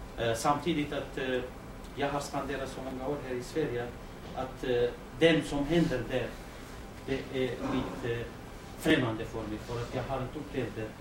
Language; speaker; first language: Swedish; non-native, fluent; Kurdish